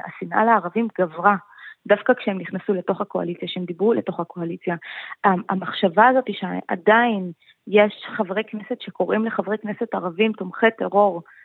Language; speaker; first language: Hebrew; non-native, local second language; Arabic